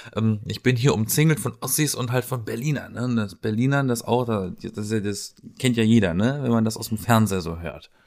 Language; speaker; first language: German; native; German